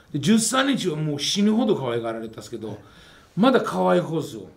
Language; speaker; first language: Japanese; non-native, fluent; Georgian